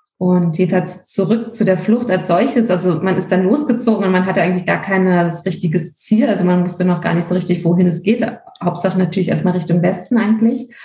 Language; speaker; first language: German; native; German